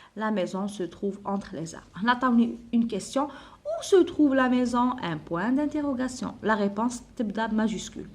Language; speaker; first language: French; non-native, local second language; Arabic